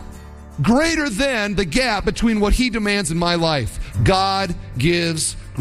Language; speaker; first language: English; native; English